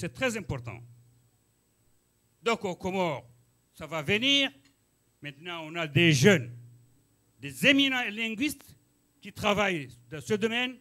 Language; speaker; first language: French; non-native, local second language; Ngazidja Comorian